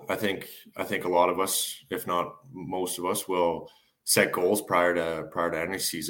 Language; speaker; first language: English; native; English